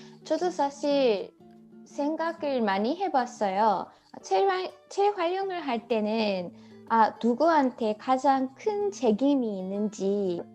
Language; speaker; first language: Korean; non-native, fluent; English